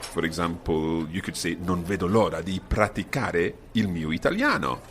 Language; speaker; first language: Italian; non-native, fluent; English